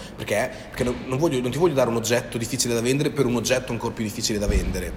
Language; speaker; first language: Italian; native; Italian